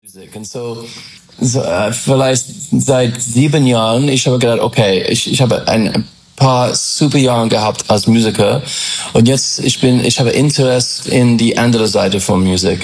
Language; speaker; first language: German; non-native, learner; English